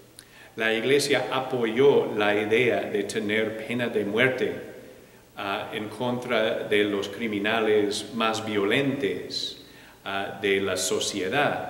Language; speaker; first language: Spanish; non-native, fluent; English